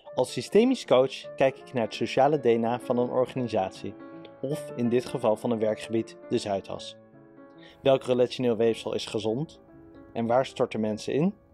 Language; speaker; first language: Dutch; native; Dutch